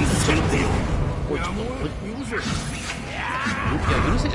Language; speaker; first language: Japanese; native; Japanese